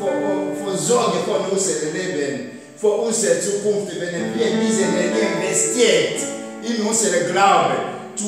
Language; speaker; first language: German; non-native, learner; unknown